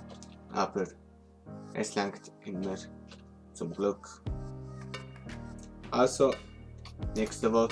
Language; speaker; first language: German; non-native, local second language; Swiss German